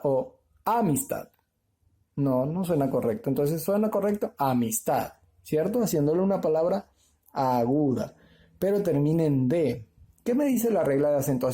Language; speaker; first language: Spanish; native; Spanish